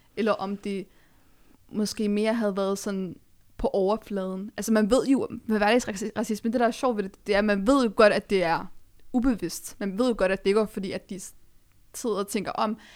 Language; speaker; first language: Danish; early bilingual, other home language; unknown